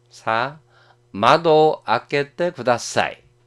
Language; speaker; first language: Japanese; non-native, fluent; Korean